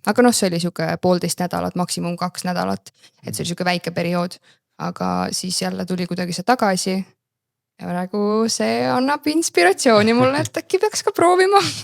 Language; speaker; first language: Estonian; native; Estonian